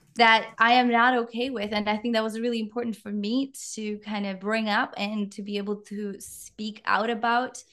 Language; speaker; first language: English; non-native, fluent; Czech